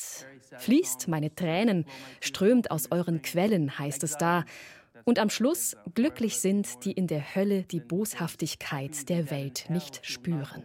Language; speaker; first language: German; native; German